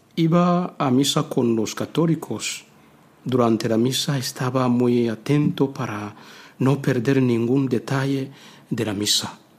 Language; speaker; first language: Spanish; non-native, fluent; Kinyarwanda